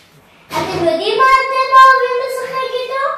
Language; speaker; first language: Hebrew; early bilingual, other home language; Russian